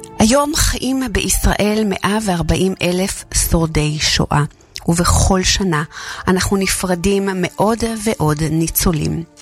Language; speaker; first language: Hebrew; native; Hebrew